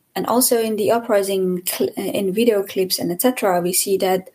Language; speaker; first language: English; non-native, fluent; Persian